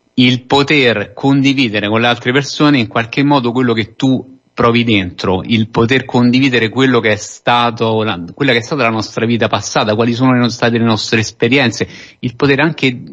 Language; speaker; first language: Italian; native; Italian